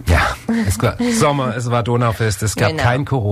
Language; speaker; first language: German; native; German